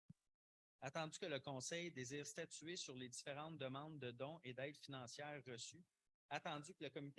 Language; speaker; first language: French; native; French